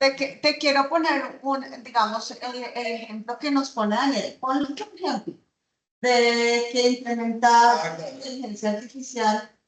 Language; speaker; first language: Spanish; native; Spanish